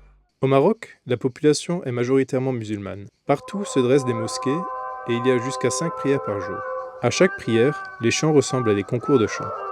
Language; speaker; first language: French; native; French